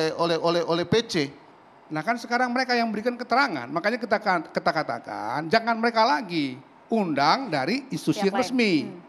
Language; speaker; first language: Indonesian; native; Indonesian